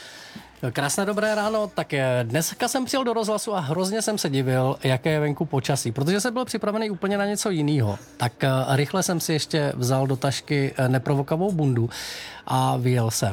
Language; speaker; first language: Czech; native; Czech